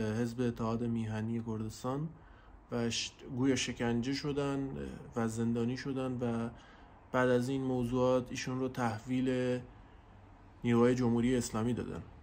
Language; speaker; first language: Persian; non-native, local second language; Central Kurdish